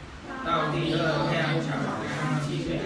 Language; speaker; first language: Chinese; non-native, learner; Vietnamese